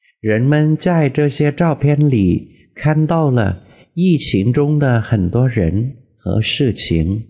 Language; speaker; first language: Chinese; non-native, fluent; Vietnamese